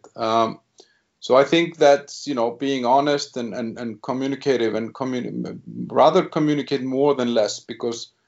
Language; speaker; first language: English; non-native, fluent; Icelandic